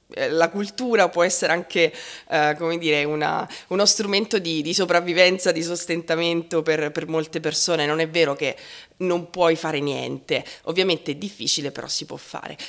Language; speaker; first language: Italian; native; Italian